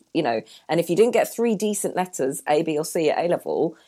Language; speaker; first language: English; early bilingual, other home language; Hindi